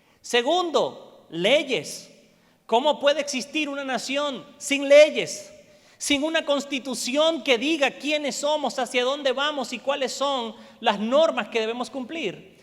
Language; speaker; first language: Spanish; native; Spanish